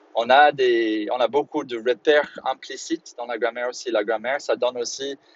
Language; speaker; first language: French; non-native, fluent; English